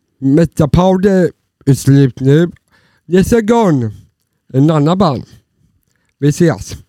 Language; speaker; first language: Swedish; non-native, learner; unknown